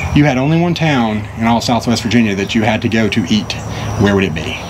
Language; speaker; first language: English; native; English